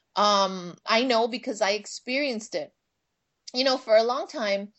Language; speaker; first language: English; native; English